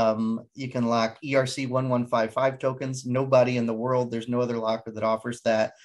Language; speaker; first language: English; native; English